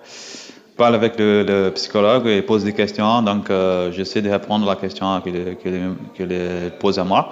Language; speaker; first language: French; non-native, learner; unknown